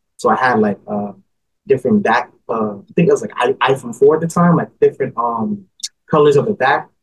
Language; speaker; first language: English; native; English